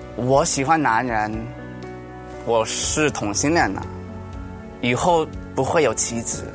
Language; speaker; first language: Chinese; early bilingual, heritage; Chinese